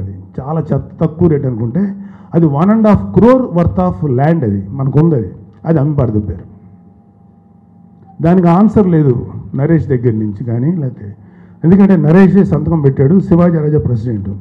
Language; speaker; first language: Telugu; native; Telugu